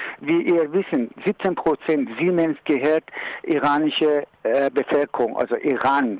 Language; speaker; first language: German; non-native, learner; Persian